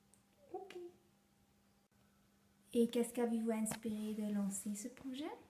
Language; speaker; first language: French; non-native, learner; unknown